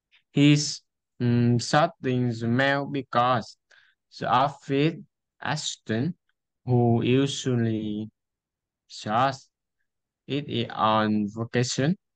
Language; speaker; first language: English; non-native, learner; Vietnamese